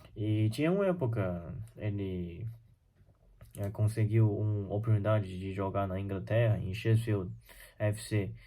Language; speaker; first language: Portuguese; non-native, fluent; Chinese